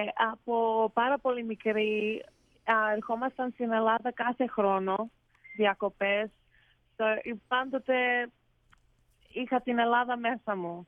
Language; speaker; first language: Greek; early bilingual, heritage; Greek